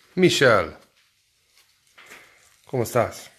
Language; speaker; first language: Spanish; non-native, learner; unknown